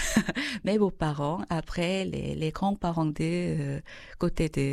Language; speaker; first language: French; non-native, fluent; Korean